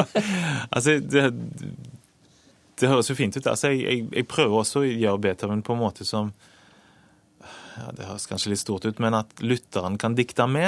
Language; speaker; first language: Norwegian; native; Norwegian